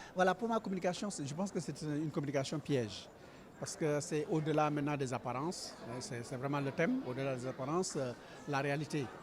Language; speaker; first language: French; non-native, local second language; Wolof